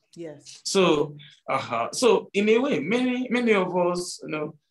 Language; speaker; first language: English; non-native, local second language; Yoruba